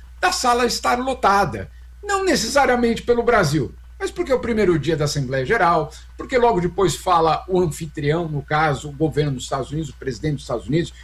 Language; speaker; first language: Portuguese; native; Portuguese